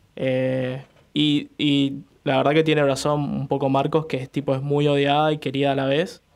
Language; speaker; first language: Spanish; native; Spanish